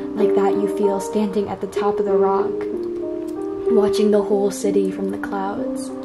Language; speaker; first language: English; native; English